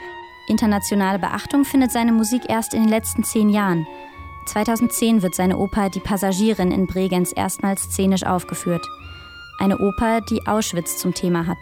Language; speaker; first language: German; native; German